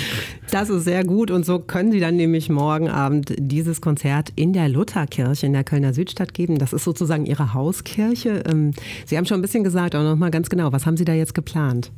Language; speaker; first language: German; native; German